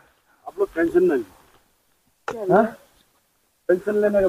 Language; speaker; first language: Hindi; non-native, local second language; Nepali